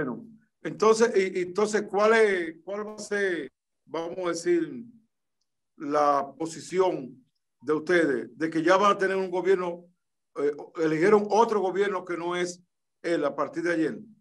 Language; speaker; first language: Spanish; native; Spanish